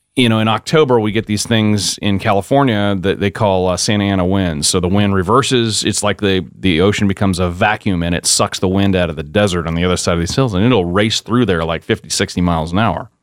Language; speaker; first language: English; native; English